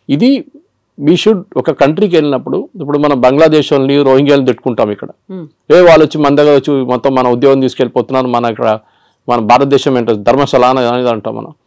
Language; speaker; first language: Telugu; non-native, local second language; Malayalam